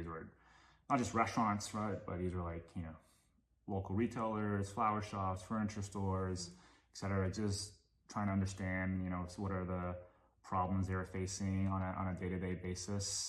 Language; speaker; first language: English; non-native, local second language; Cantonese